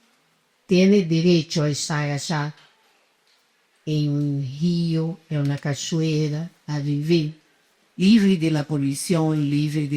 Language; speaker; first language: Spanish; non-native, fluent; Portuguese